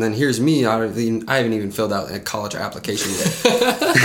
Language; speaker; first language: English; native; English